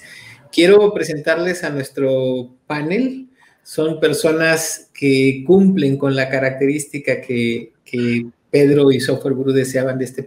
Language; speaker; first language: Spanish; native; Spanish